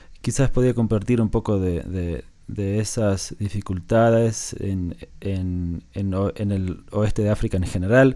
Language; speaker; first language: Spanish; non-native, fluent; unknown